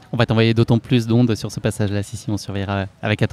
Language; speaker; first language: French; native; French